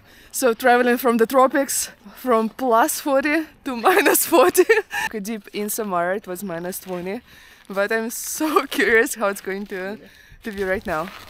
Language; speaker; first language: English; non-native, fluent; Russian